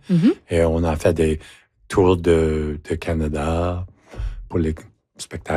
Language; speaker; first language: French; non-native, local second language; English